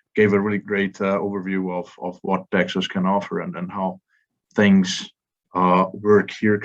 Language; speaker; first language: English; non-native, fluent; Hungarian